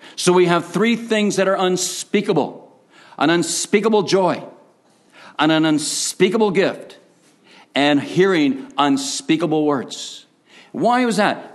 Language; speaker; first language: English; native; English